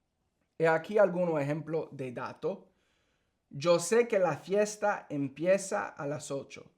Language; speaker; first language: Spanish; early bilingual, heritage; English